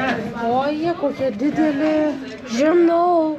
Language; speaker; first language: Lithuanian; early bilingual, heritage; Lithuanian